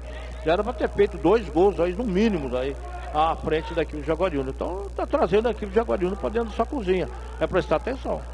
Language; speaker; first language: Portuguese; native; Portuguese